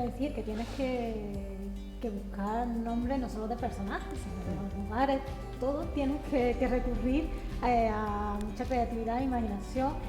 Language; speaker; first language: Spanish; native; Spanish